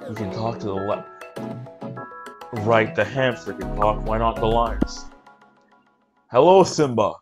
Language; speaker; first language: English; native; English